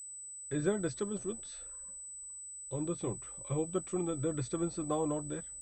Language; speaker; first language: English; non-native, local second language; Hindi